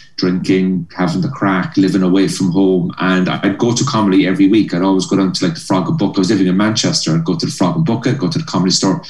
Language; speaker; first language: English; native; English